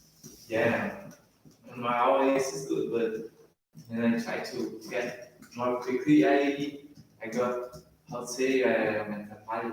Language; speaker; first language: English; non-native, learner; Portuguese